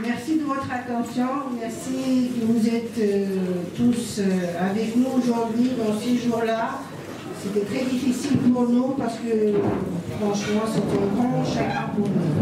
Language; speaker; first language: French; non-native, learner; Ingush